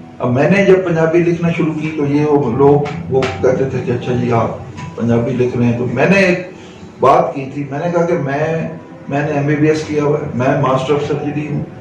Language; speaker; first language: Urdu; non-native, local second language; Punjabi